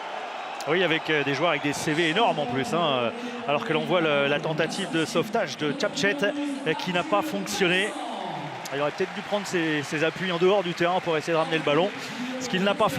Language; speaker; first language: French; native; French